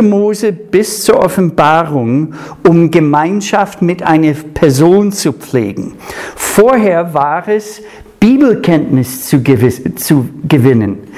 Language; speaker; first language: German; non-native, fluent; English